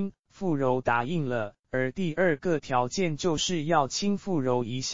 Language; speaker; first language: Chinese; native; Chinese